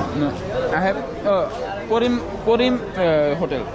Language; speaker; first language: English; non-native, learner; Bangla